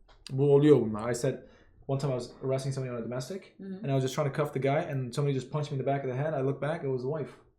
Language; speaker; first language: English; non-native, fluent; Turkish